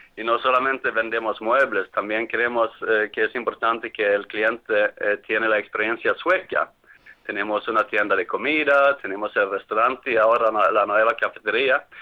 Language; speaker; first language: Spanish; non-native, fluent; Swedish